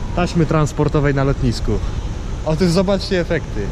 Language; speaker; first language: Polish; native; Polish